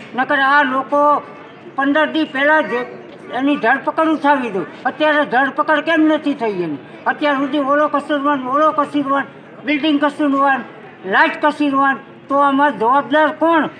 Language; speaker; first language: Gujarati; native; Gujarati